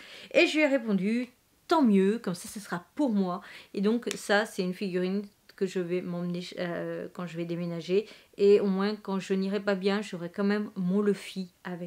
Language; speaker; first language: French; native; French